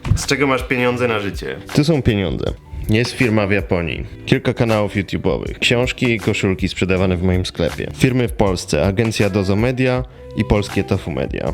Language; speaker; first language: Polish; native; Polish